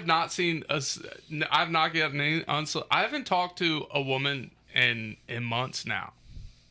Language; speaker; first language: English; native; English